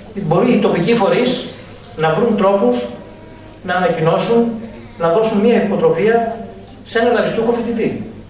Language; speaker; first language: Greek; native; Greek